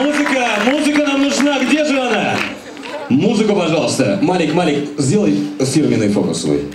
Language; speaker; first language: Russian; native; Russian